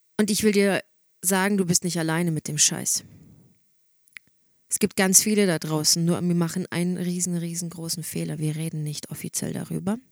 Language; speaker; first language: German; native; German